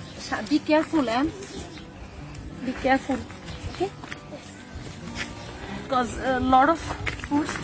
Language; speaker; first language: English; non-native, learner; Bangla